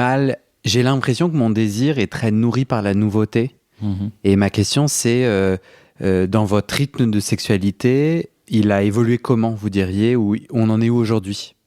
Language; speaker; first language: French; native; French